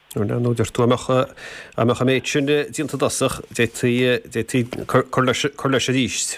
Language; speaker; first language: Irish; native; Irish